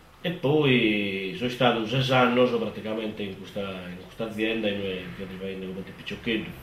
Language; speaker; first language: Italian; native; Italian